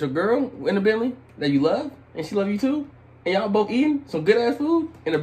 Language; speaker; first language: English; native; English